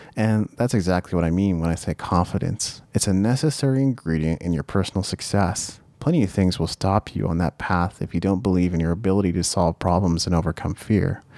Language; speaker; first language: English; early bilingual, other home language; Japanese